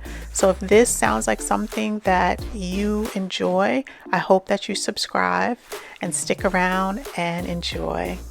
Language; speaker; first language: English; native; English